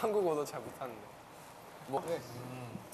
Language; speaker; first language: Korean; non-native, learner; Chinese